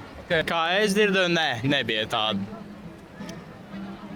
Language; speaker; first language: Latvian; non-native, local second language; Russian